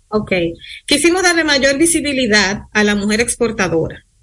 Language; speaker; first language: Spanish; native; Spanish